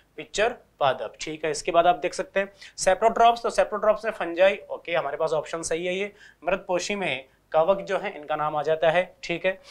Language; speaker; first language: Hindi; native; Hindi